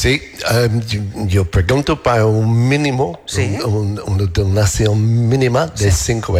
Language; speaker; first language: Spanish; non-native, learner; English